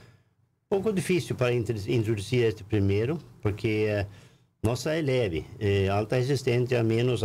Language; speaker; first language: Portuguese; non-native, learner; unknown